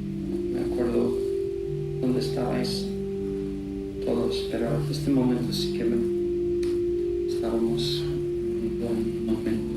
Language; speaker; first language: Spanish; non-native, fluent; English